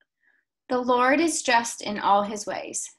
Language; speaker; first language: English; native; English